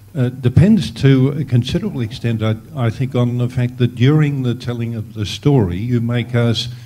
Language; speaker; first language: English; native; English